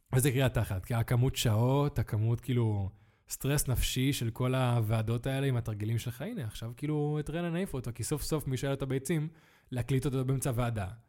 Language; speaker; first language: Hebrew; early bilingual, other home language; Spanish